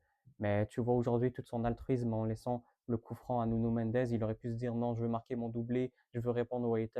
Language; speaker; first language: French; native; French